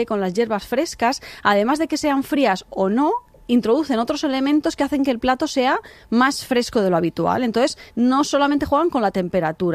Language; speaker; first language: Spanish; native; Spanish